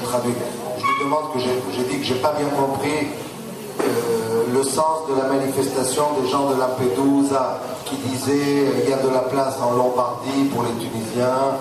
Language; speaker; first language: French; non-native, local second language; Arabic